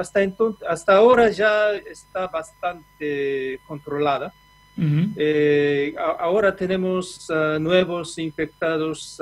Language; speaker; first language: Spanish; non-native, fluent; Japanese